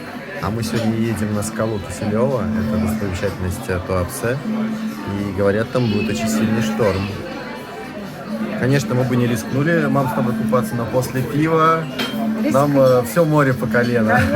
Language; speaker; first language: Russian; native; Russian